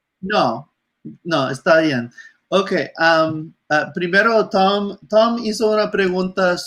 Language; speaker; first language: Spanish; non-native, fluent; English